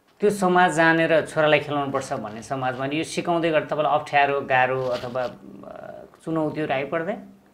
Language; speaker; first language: Nepali; native; Nepali